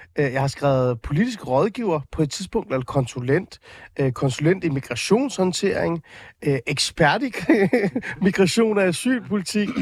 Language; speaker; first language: Danish; native; Danish